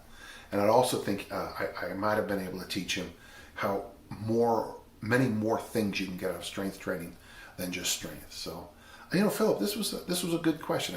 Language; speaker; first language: English; native; English